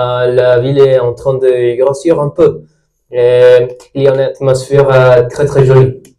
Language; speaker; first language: French; non-native, fluent; English